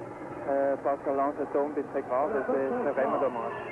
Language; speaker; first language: French; non-native, learner; Swiss German